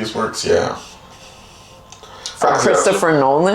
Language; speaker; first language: English; native; English